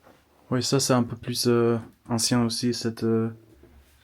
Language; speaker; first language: French; non-native, fluent; English